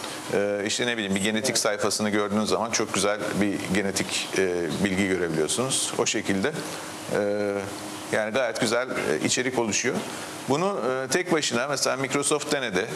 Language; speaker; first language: Turkish; native; Turkish